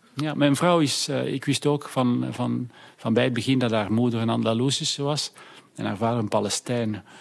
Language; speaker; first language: Dutch; native; Dutch